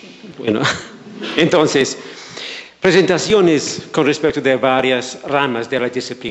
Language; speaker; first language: Spanish; non-native, fluent; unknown